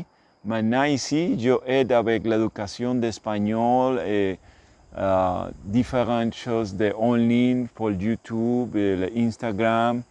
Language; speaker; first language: French; non-native, learner; English